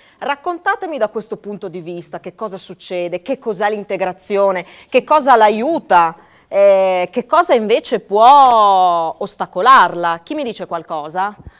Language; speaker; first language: Italian; native; Italian